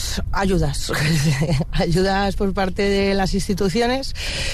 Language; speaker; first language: Spanish; native; Spanish